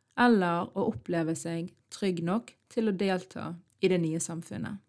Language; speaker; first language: Norwegian; early bilingual, other home language; Arabic